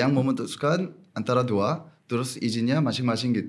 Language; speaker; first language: Indonesian; non-native, fluent; Korean